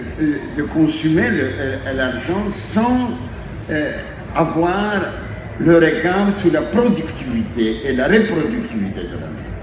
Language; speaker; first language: French; non-native, fluent; Greek